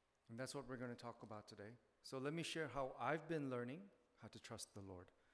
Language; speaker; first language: English; early bilingual, other home language; Korean